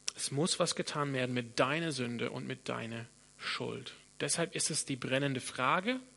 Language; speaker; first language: German; non-native, fluent; English